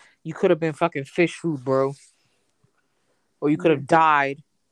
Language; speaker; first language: English; early bilingual, other home language; Spanish